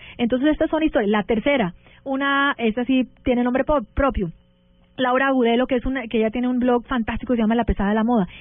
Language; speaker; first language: Spanish; early bilingual, heritage; Spanish